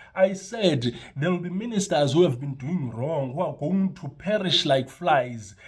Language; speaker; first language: English; non-native, local second language; Xhosa